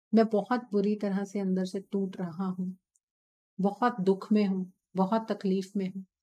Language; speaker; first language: Hindi; native; Hindi